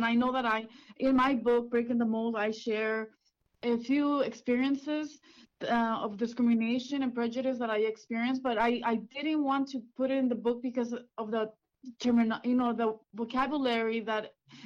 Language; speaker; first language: English; early bilingual, other home language; Spanish